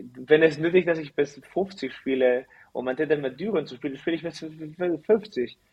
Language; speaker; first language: German; early bilingual, heritage; Spanish